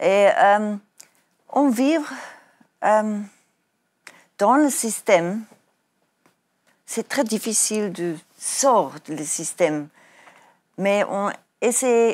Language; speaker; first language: French; non-native, learner; Afrikaans